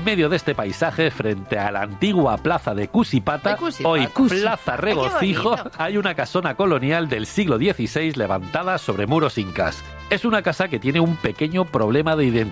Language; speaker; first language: Spanish; native; Spanish